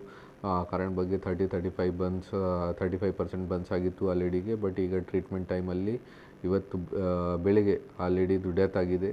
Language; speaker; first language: Kannada; non-native, local second language; Urdu